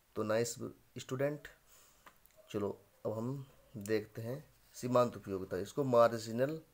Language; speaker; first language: Hindi; native; Hindi